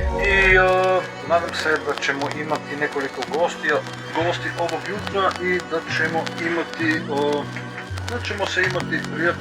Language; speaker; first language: Croatian; native; Croatian